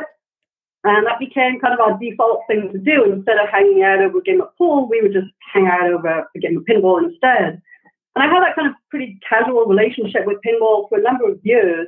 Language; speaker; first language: English; native; English